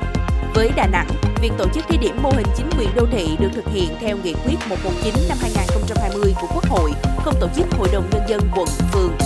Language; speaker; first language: Vietnamese; native; Vietnamese